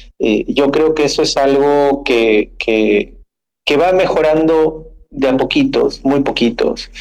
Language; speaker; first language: Spanish; native; Spanish